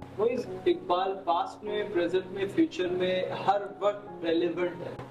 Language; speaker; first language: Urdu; early bilingual, heritage; Urdu